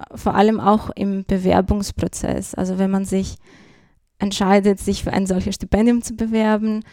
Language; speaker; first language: German; non-native, fluent; Greek